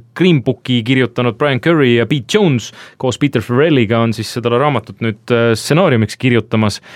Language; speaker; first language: Estonian; native; Estonian